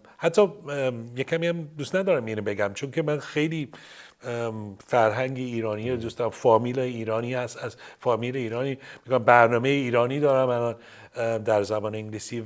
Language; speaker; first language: Persian; early bilingual, heritage; Persian